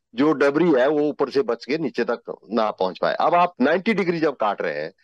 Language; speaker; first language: Hindi; native; Hindi